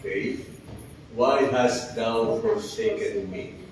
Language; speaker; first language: English; non-native, local second language; Filipino